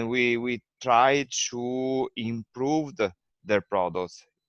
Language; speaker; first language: English; non-native, learner; Italian